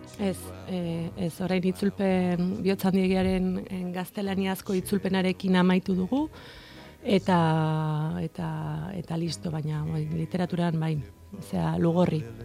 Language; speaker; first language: Basque; non-native, local second language; Spanish